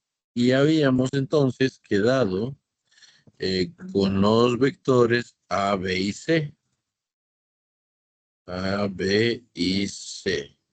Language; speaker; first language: Spanish; native; Spanish